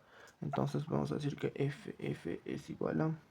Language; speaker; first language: Spanish; native; Spanish